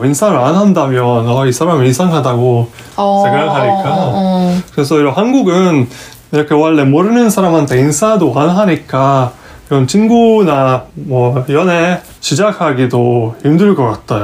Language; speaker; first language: Korean; non-native, fluent; Hungarian